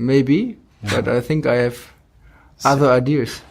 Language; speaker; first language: English; non-native, fluent; German